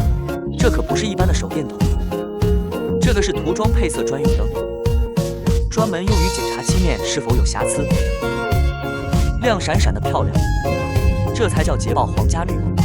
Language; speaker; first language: Chinese; native; Chinese